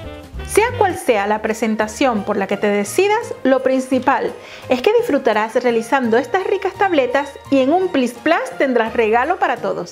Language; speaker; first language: Spanish; native; Spanish